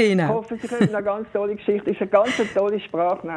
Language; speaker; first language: German; native; German